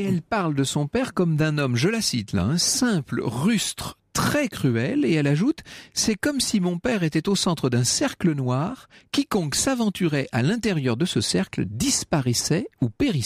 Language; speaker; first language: French; native; French